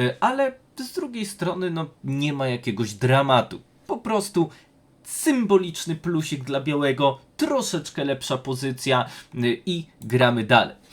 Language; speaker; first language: Polish; native; Polish